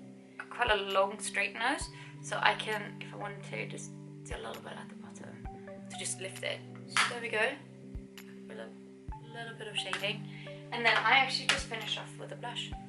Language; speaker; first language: English; non-native, fluent; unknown